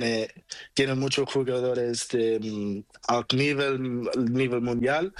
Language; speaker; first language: Spanish; non-native, learner; Portuguese